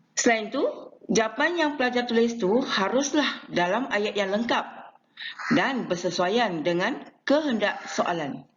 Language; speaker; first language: Malay; non-native, local second language; Chinese